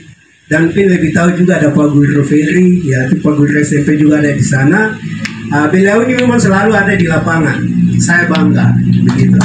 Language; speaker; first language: Indonesian; non-native, local second language; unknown